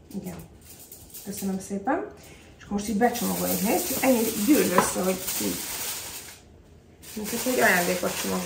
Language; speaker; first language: Hungarian; native; Hungarian